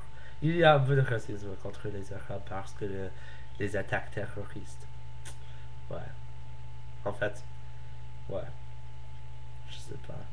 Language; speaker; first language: French; non-native, learner; English